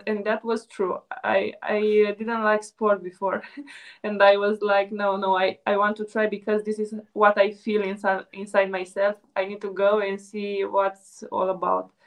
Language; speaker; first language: English; non-native, fluent; Romanian